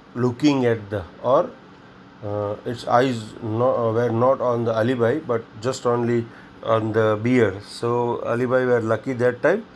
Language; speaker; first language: English; non-native, local second language; Gujarati